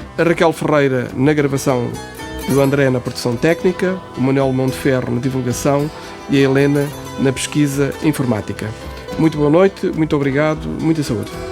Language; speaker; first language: Portuguese; native; Portuguese